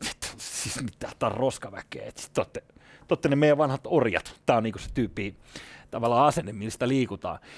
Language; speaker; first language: Finnish; native; Finnish